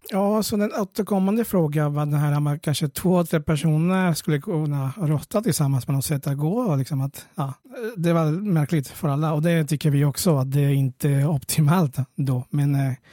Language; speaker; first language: Swedish; early bilingual, other home language; Spanish